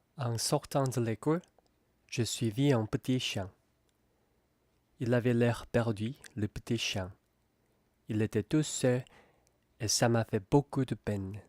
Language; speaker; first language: French; non-native, fluent; Korean